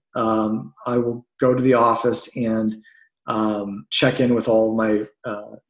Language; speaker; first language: English; native; English